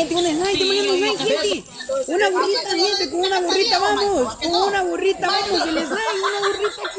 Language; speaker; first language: Spanish; native; Spanish